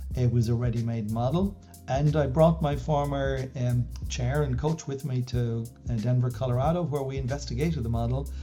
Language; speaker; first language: English; native; English